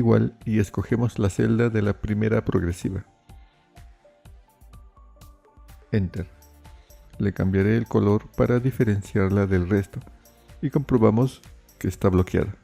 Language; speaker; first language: Spanish; native; Spanish